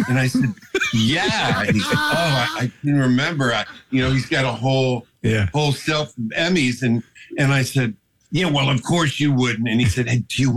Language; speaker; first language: English; native; English